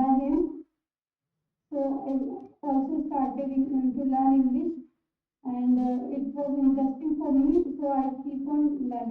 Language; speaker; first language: English; non-native, learner; Hindi